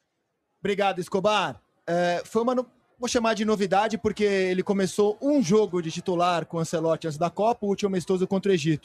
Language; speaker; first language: Portuguese; native; Portuguese